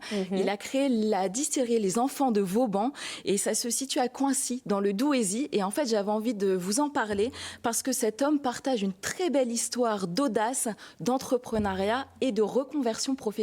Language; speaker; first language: French; native; French